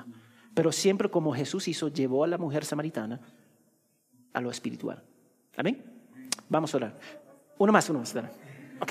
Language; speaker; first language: Spanish; early bilingual, heritage; Spanish